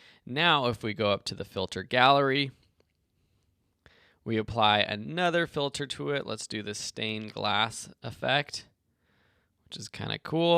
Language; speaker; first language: English; native; English